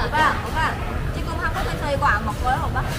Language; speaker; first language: Korean; non-native, fluent; Vietnamese